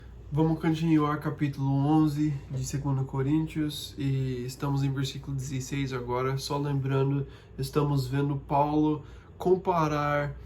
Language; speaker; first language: Portuguese; non-native, fluent; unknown